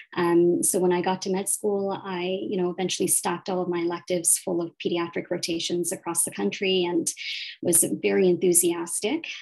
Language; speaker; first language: English; native; English